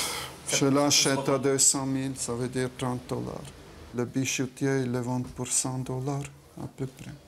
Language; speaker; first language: French; non-native, learner; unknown